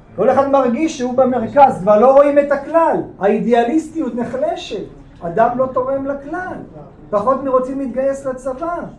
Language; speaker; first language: Hebrew; native; Hebrew